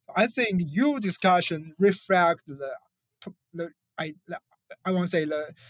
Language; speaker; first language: English; non-native, fluent; Chinese